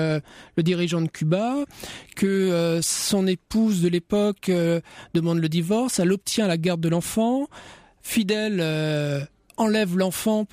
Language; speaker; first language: French; native; French